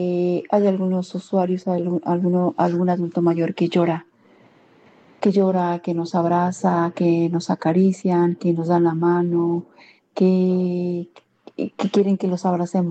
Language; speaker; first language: Spanish; native; Spanish